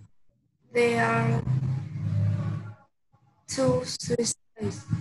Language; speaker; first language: English; non-native, learner; Vietnamese